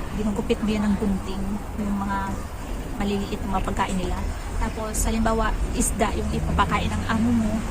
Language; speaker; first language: Filipino; native; Filipino